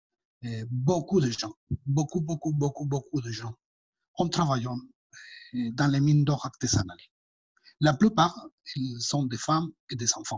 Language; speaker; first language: French; non-native, fluent; Spanish